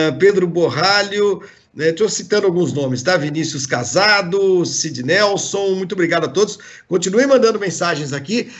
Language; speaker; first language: Portuguese; native; Portuguese